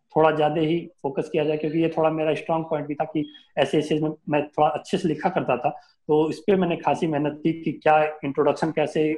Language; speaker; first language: Hindi; native; Hindi